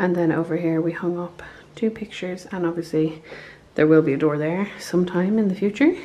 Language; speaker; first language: English; native; English